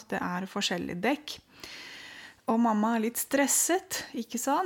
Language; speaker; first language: Norwegian; non-native, fluent; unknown